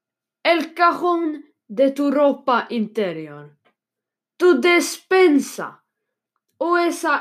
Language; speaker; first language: Spanish; non-native, learner; Swedish